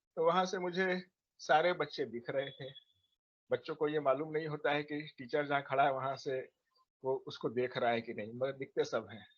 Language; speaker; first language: Hindi; native; Hindi